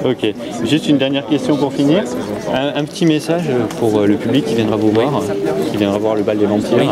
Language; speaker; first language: French; native; French